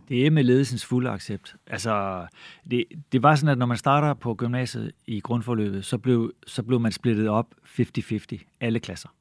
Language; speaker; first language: Danish; native; Danish